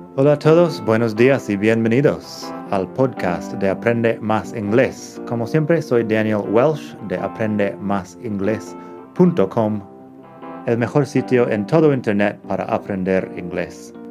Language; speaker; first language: Spanish; non-native, fluent; English